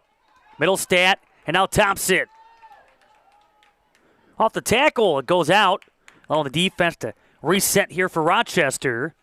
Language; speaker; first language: English; native; English